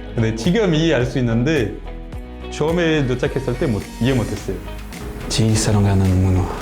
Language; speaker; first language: Korean; non-native, learner; French